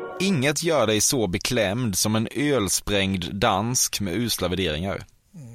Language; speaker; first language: Swedish; native; Swedish